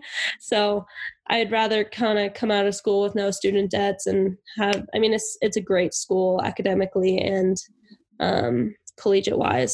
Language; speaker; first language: English; native; English